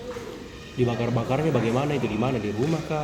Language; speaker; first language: Indonesian; native; Indonesian